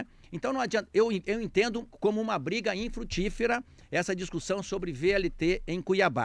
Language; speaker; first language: Portuguese; native; Portuguese